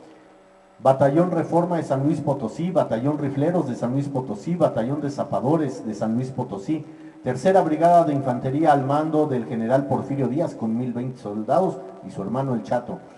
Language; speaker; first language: Spanish; native; Spanish